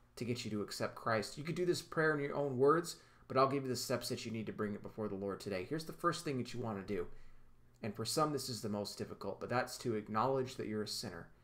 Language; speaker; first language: English; native; English